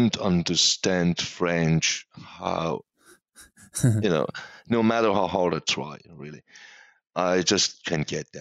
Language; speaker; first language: English; non-native, fluent; Persian